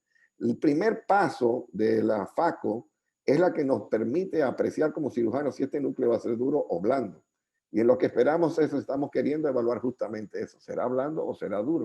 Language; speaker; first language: Spanish; native; Spanish